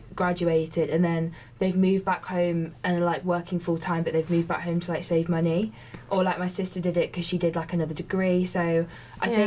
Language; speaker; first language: English; native; English